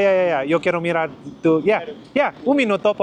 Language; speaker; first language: Spanish; non-native, learner; English